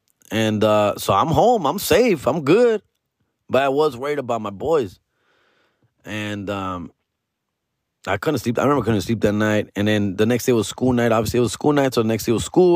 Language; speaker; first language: English; early bilingual, other home language; Spanish